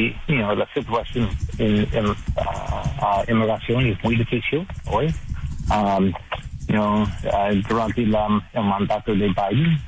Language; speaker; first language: Spanish; non-native, learner; English